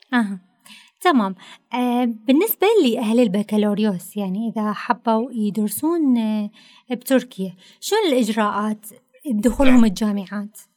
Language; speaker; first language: Arabic; native; Arabic